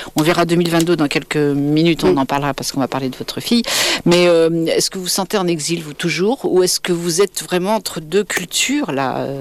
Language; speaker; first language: French; native; French